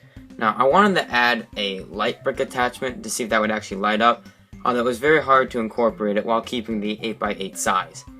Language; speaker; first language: English; native; English